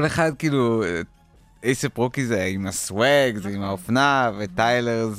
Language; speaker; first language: Hebrew; native; Hebrew